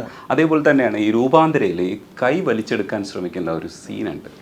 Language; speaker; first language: Malayalam; native; Malayalam